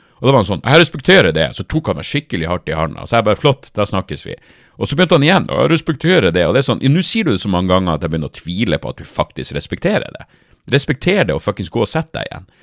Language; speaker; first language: Norwegian; native; Norwegian